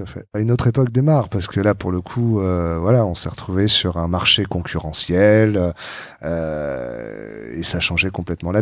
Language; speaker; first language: French; native; French